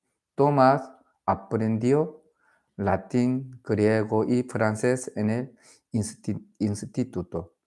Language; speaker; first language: Spanish; non-native, learner; Korean